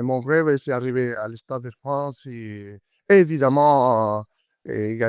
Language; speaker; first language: French; non-native, learner; Spanish